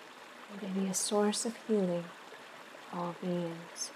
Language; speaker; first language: English; native; English